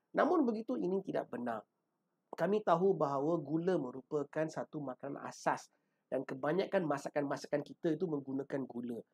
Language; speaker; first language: Malay; native; Malay